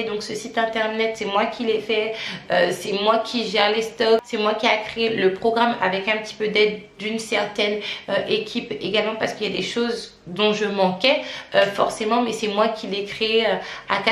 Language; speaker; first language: French; native; French